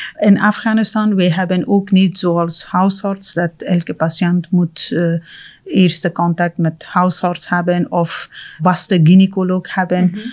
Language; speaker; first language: Dutch; non-native, fluent; Persian